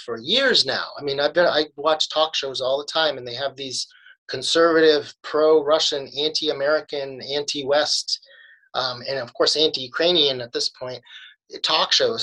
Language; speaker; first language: English; native; English